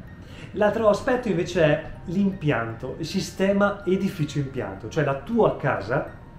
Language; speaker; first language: Italian; native; Italian